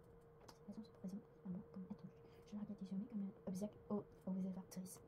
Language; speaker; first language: French; non-native, learner; Korean